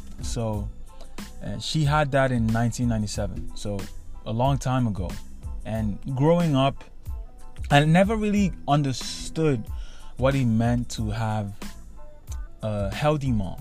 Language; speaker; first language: English; non-native, local second language; Igbo